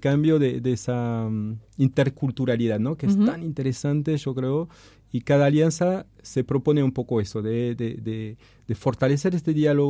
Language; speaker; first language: Spanish; non-native, fluent; French